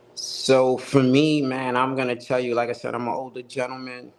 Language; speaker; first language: English; native; English